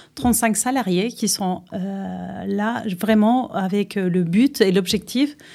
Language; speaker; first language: French; non-native, fluent; Spanish